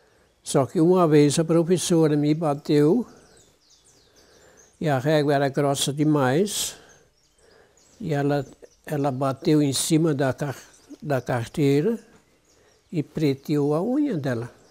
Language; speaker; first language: Portuguese; non-native, local second language; German